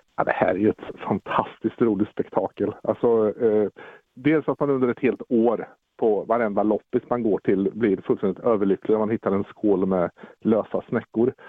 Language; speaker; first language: Swedish; native; Swedish